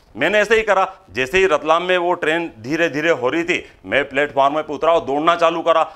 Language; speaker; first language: Hindi; native; Hindi